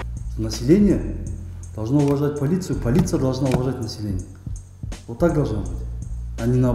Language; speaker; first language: Russian; non-native, local second language; Kazakh